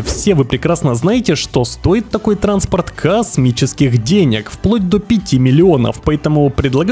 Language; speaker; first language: Russian; native; Russian